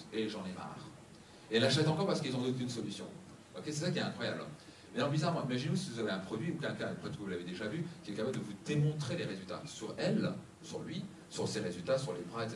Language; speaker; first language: French; native; French